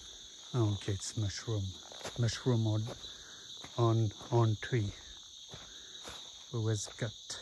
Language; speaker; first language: English; non-native, learner; French